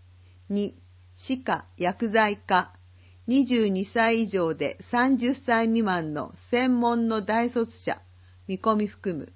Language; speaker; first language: Japanese; native; Japanese